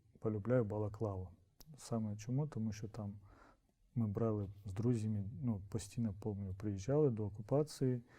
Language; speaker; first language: Ukrainian; non-native, local second language; Crimean Tatar